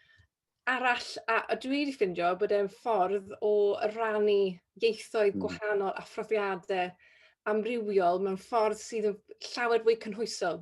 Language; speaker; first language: Welsh; native; Welsh